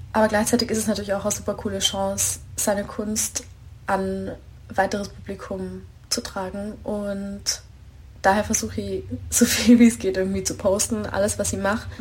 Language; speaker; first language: German; native; German